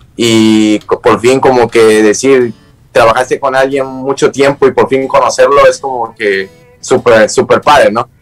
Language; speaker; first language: Spanish; native; Spanish